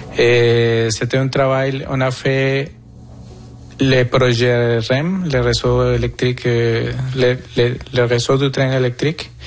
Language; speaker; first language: French; non-native, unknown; Spanish